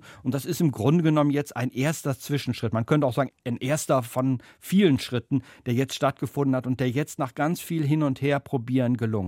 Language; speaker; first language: German; native; German